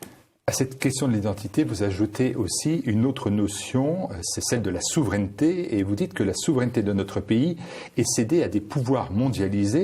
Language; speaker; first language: French; native; French